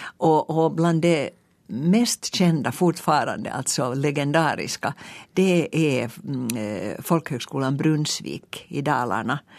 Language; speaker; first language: Swedish; native; Swedish